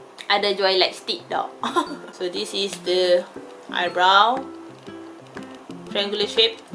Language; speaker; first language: English; non-native, local second language; Malay